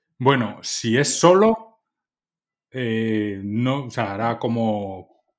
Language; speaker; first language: Spanish; native; Spanish